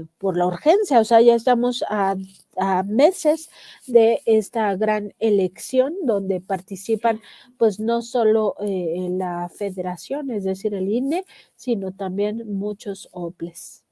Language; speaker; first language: Spanish; native; Spanish